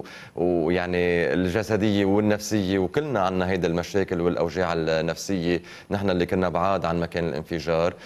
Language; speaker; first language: Arabic; native; Arabic